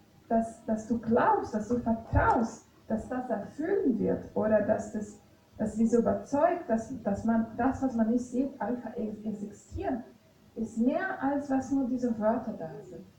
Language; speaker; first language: German; non-native, fluent; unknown